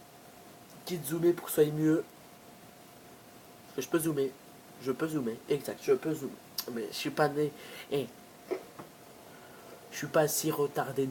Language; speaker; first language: French; native; French